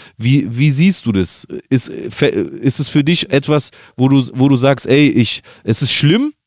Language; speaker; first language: German; early bilingual, other home language; Greek